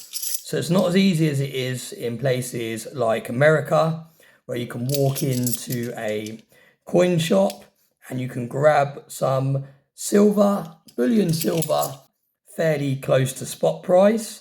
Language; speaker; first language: English; native; English